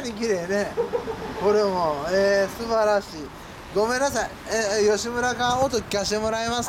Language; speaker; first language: Japanese; native; Japanese